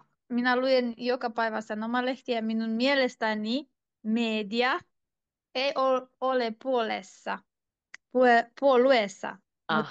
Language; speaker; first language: Finnish; non-native, learner; Turkish